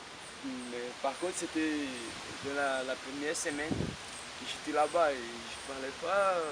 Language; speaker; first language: French; non-native, fluent; Portuguese